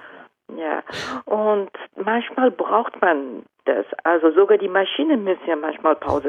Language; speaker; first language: German; non-native, fluent; Japanese